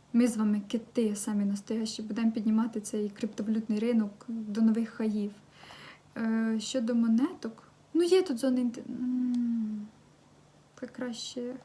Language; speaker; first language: Ukrainian; non-native, local second language; Russian